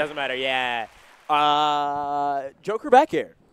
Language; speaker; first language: English; native; English